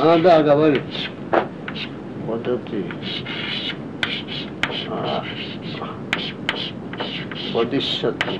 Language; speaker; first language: Russian; non-native, learner; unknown